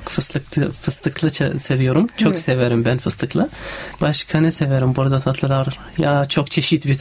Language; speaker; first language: Turkish; non-native, learner; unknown